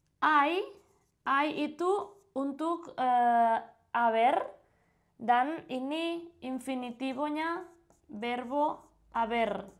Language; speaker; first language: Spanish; non-native, fluent; Indonesian